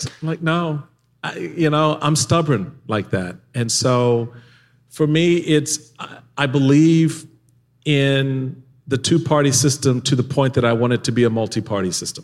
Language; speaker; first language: English; native; English